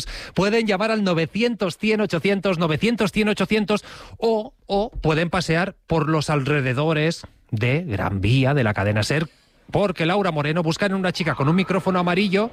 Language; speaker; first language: Spanish; native; Spanish